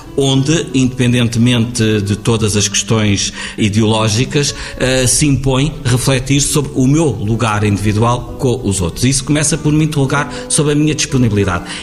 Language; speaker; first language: Portuguese; native; Portuguese